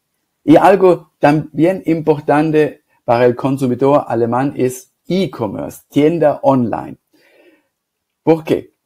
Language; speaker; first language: Spanish; non-native, fluent; German